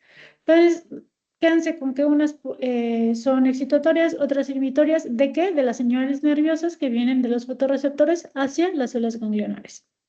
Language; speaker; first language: Spanish; native; Spanish